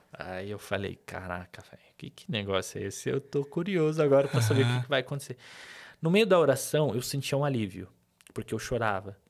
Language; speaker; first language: Portuguese; early bilingual, other home language; Arabic